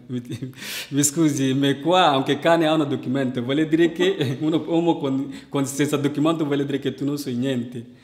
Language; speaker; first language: Italian; non-native, learner; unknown